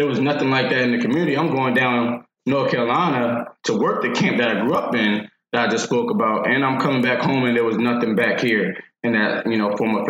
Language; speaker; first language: English; native; English